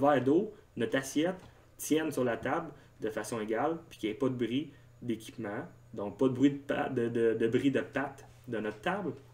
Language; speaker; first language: French; native; French